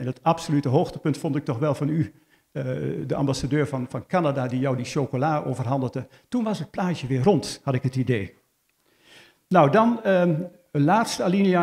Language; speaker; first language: Dutch; native; Dutch